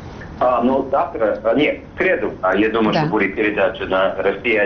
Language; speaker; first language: Russian; non-native, fluent; English